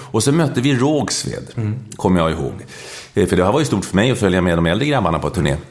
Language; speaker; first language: Swedish; native; Swedish